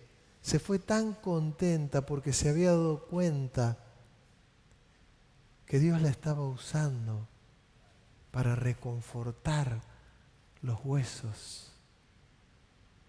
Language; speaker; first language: Spanish; native; Spanish